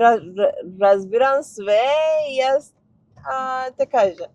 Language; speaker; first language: Macedonian; non-native, learner; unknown